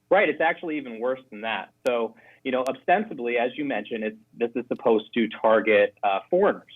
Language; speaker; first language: English; native; English